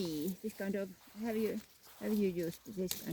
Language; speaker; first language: English; non-native, learner; Finnish